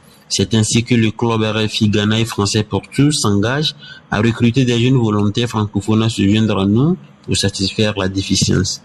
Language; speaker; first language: French; non-native, fluent; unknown